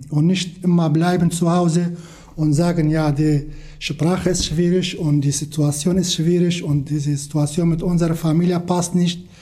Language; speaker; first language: German; non-native, learner; Kurdish